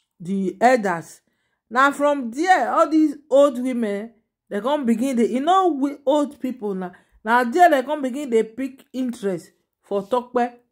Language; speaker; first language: Nigerian Pidgin; non-native, local second language; Yoruba